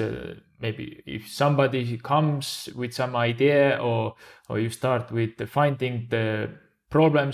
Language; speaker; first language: English; non-native, fluent; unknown